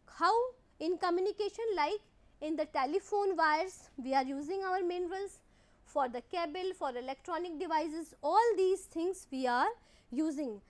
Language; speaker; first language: English; non-native, local second language; Hindi